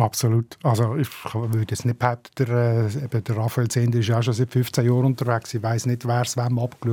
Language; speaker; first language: German; native; German